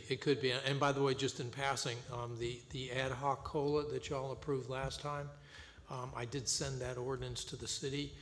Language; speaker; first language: English; native; English